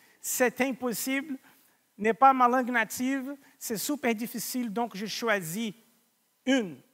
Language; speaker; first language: French; non-native, fluent; Portuguese